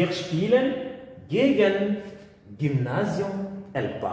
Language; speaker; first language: German; non-native, fluent; French